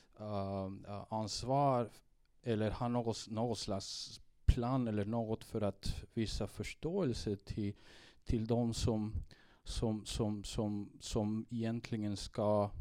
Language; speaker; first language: Swedish; non-native, fluent; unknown